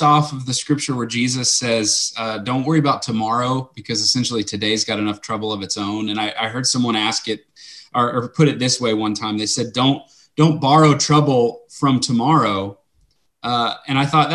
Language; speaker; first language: English; native; English